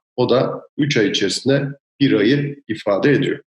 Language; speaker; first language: Turkish; native; Turkish